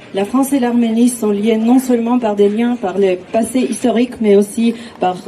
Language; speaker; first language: French; non-native, fluent; Armenian